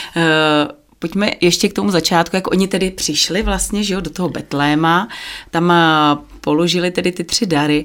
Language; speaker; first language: Czech; native; Czech